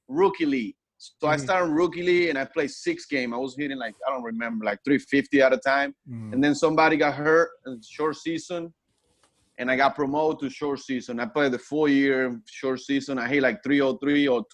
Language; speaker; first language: English; non-native, fluent; Spanish